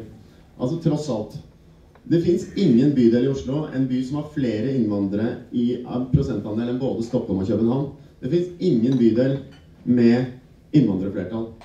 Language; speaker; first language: Norwegian; native; Norwegian